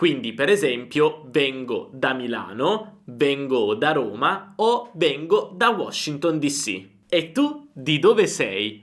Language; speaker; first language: Italian; native; Italian